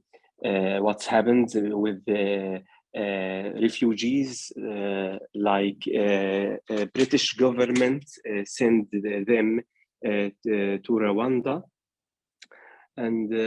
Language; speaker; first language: English; non-native, learner; Arabic